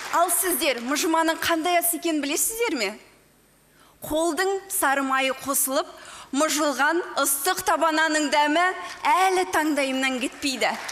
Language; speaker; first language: Kazakh; non-native, local second language; Russian